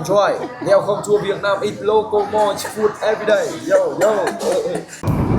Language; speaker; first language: English; non-native, learner; Vietnamese